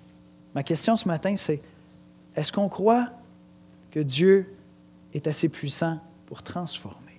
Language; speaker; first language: French; native; French